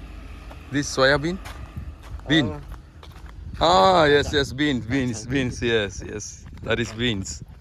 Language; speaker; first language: English; non-native, fluent; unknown